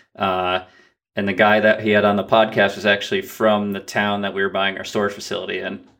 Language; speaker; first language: English; native; English